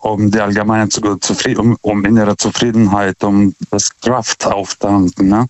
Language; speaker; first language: German; non-native, fluent; Lithuanian